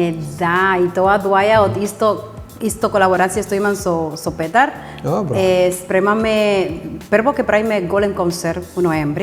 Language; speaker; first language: Macedonian; non-native, learner; Spanish